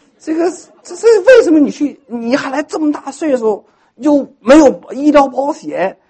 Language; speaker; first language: Chinese; native; Chinese